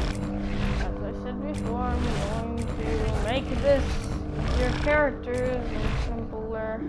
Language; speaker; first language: English; native; English